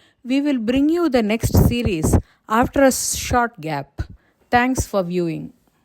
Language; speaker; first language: English; non-native, local second language; Tamil